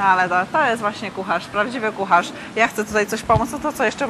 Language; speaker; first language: Polish; native; Polish